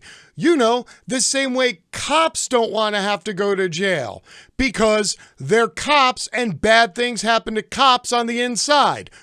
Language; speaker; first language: English; native; English